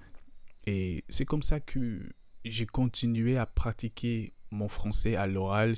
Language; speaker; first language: French; non-native, fluent; English